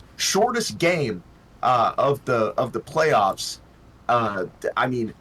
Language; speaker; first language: English; native; English